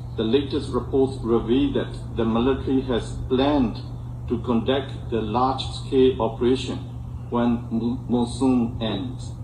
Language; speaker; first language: English; non-native, fluent; Burmese